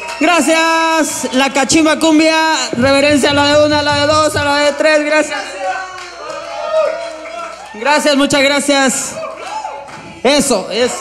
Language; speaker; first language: Spanish; native; Spanish